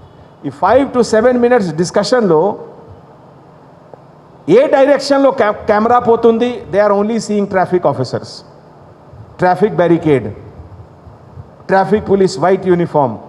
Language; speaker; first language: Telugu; non-native, fluent; Hindi